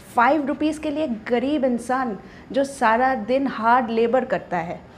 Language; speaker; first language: Hindi; non-native, local second language; Bangla